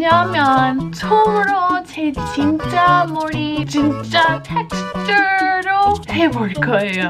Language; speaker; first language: Korean; non-native, fluent; English